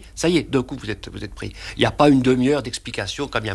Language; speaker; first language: French; native; French